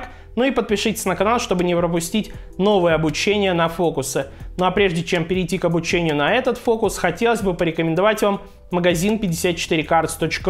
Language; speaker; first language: Russian; native; Russian